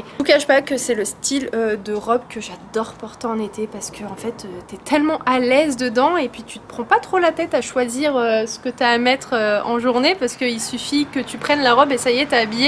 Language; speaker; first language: French; native; French